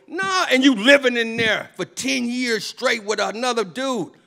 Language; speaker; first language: English; native; English